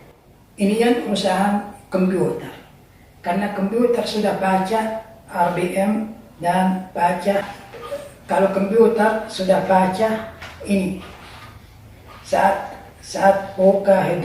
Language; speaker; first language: Indonesian; non-native, learner; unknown